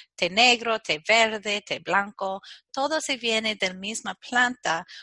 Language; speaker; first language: Spanish; non-native, fluent; English